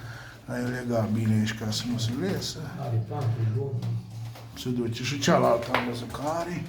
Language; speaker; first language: Romanian; native; Romanian